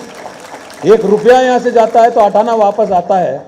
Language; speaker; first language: Hindi; non-native, local second language; Telugu